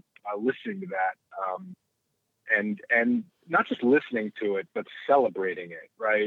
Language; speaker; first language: English; native; English